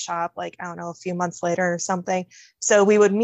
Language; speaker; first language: English; native; English